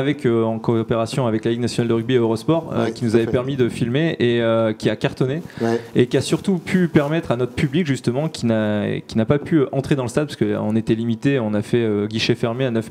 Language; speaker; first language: French; native; French